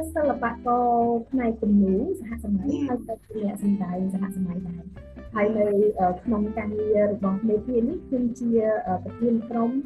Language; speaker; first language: Khmer; native; Khmer